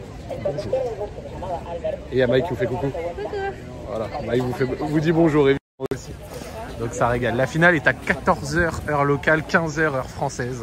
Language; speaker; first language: French; native; French